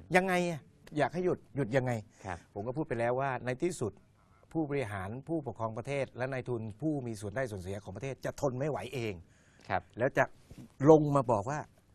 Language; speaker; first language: Thai; native; Thai